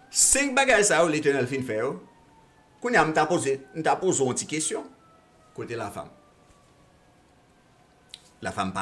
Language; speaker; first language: French; non-native, local second language; Haitian Creole